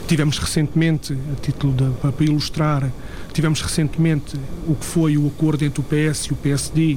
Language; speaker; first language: Portuguese; native; Portuguese